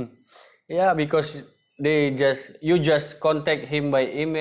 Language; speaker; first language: English; non-native, learner; Indonesian